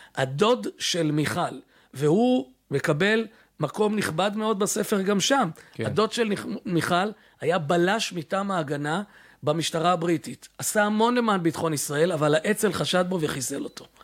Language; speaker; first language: Hebrew; native; Hebrew